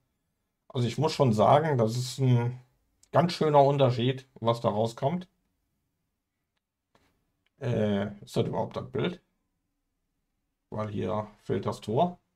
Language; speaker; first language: German; native; German